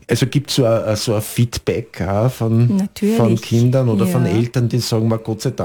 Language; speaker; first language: German; native; German